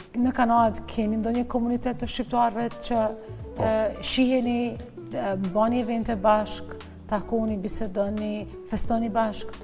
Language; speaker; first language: Albanian; native; Albanian